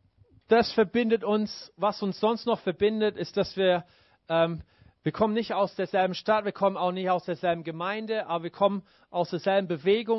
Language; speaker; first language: German; non-native, fluent; English